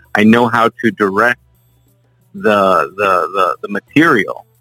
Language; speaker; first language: English; native; English